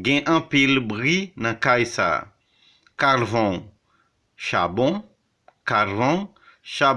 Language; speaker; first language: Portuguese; non-native, fluent; Haitian Creole